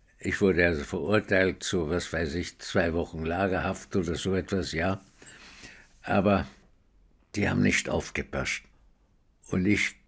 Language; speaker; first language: German; native; German